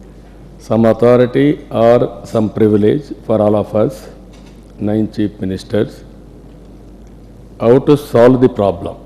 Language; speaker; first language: English; non-native, local second language; Telugu